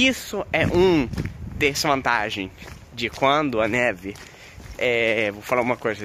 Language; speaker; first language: Portuguese; non-native, fluent; Swedish